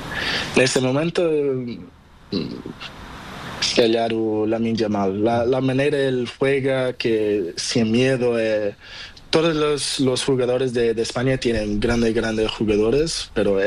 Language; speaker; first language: Spanish; non-native, learner; Portuguese